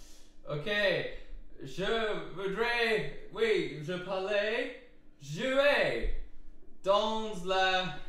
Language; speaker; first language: French; non-native, learner; English